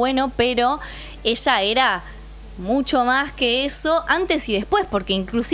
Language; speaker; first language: Spanish; native; Spanish